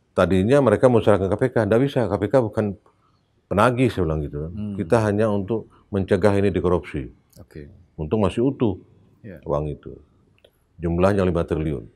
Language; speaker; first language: Indonesian; native; Indonesian